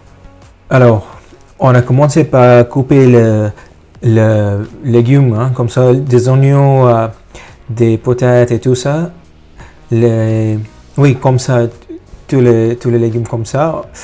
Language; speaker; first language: French; non-native, fluent; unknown